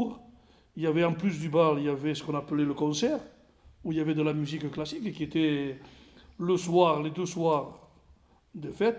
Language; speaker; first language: French; native; French